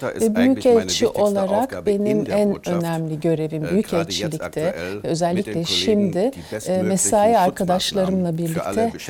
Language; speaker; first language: Turkish; non-native, fluent; German